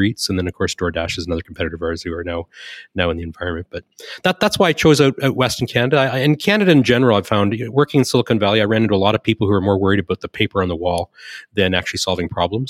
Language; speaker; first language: English; native; English